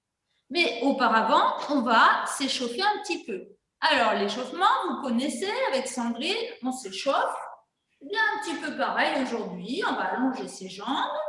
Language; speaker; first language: French; native; French